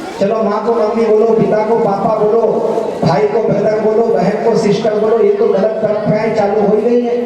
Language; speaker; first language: Hindi; non-native, local second language; Chhattisgarhi